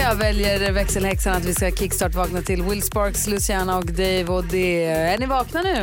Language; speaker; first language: Swedish; native; Swedish